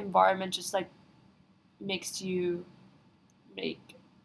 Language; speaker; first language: English; non-native, fluent; Korean